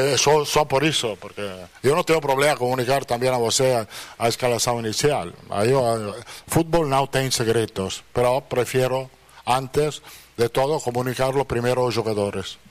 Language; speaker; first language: Portuguese; non-native, fluent; Italian